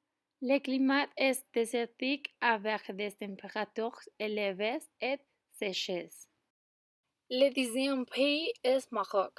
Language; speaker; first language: French; non-native, learner; Spanish